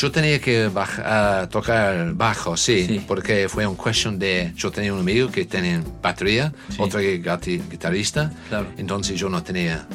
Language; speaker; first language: Spanish; non-native, learner; English